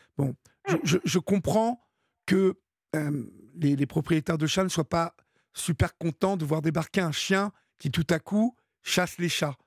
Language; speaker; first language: French; native; French